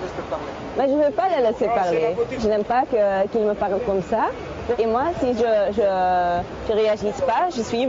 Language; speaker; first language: French; non-native, local second language; Dutch